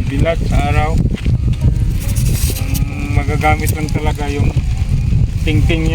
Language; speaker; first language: Filipino; non-native, local second language; Cebuano